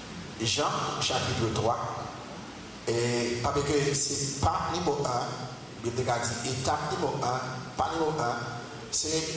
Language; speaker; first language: French; non-native, local second language; Haitian Creole